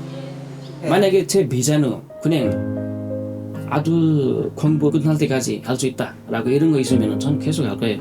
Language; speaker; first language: Korean; non-native, learner; Nepali